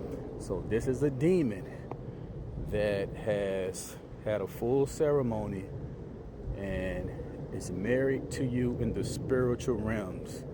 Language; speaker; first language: English; native; English